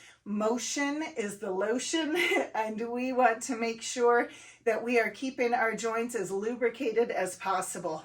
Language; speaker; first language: English; native; English